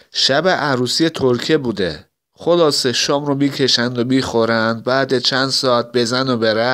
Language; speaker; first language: Persian; non-native, local second language; Assyrian Neo-Aramaic